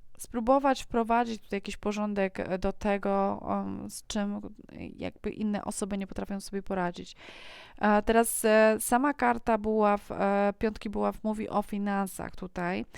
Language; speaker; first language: Polish; native; Polish